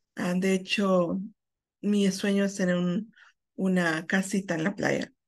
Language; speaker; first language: Spanish; non-native, fluent; English